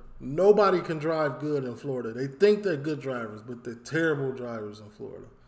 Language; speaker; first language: English; native; English